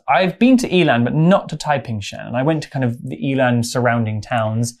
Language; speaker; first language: English; native; English